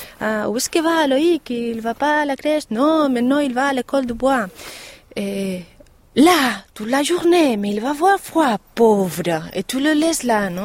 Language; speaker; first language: French; non-native, learner; Catalan